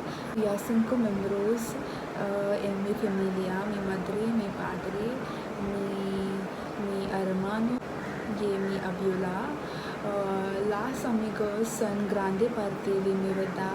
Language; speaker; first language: Spanish; non-native, learner; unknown